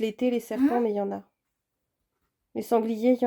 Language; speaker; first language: French; native; French